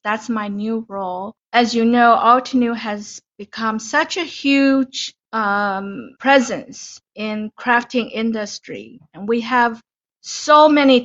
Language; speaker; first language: English; non-native, fluent; Chinese